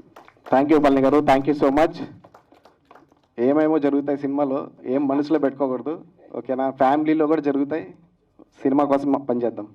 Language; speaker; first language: Telugu; native; Telugu